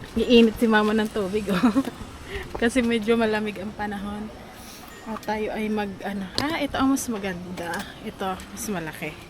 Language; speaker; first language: Filipino; non-native, local second language; Cebuano